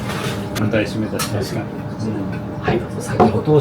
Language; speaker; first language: Japanese; native; Japanese